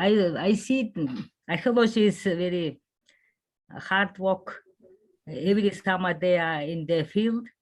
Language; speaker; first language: English; non-native, learner; Mongolian